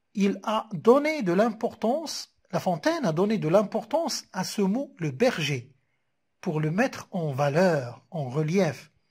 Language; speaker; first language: French; non-native, local second language; Arabic